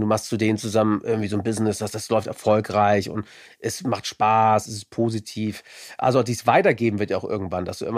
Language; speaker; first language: German; native; German